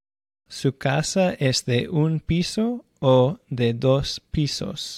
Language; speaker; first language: Spanish; non-native, fluent; English